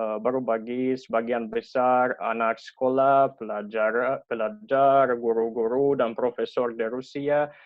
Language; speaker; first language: Indonesian; non-native, learner; Russian